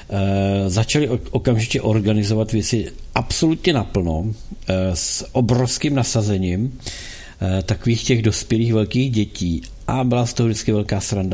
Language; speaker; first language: Czech; native; Czech